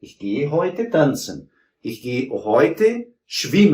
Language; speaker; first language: German; non-native, fluent; Portuguese